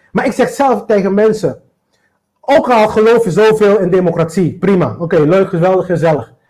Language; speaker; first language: Dutch; non-native, local second language; Papiamento